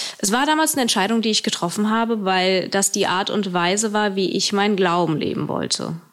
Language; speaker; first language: German; early bilingual, other home language; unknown